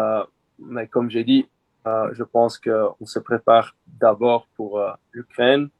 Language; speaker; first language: French; non-native, local second language; Dutch